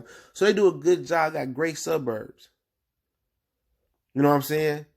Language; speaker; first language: English; native; English